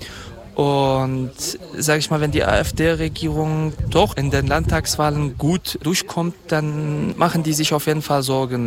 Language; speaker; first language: German; non-native, fluent; Kurdish